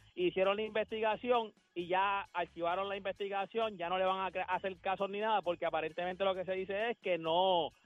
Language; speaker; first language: Spanish; native; Spanish